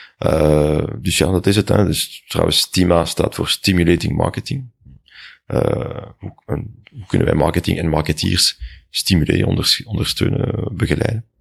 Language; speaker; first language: Dutch; non-native, local second language; French